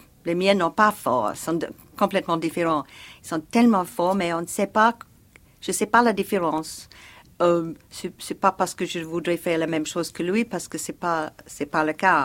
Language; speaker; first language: French; non-native, fluent; English